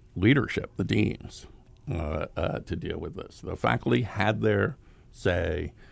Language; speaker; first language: English; native; English